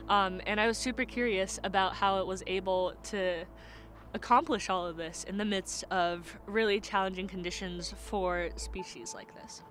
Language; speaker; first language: English; native; English